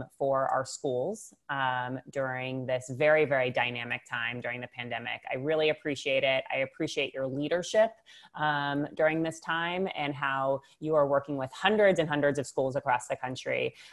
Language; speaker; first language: English; native; English